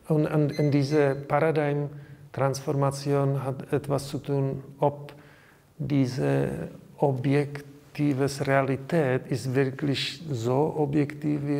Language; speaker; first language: German; non-native, learner; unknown